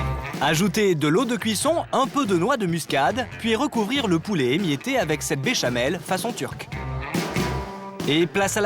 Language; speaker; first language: French; native; French